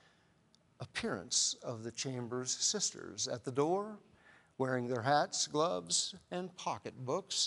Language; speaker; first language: English; native; English